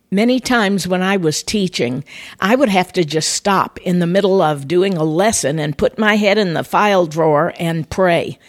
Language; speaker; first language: English; native; English